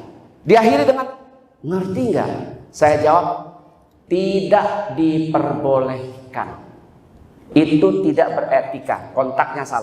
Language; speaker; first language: Indonesian; native; Indonesian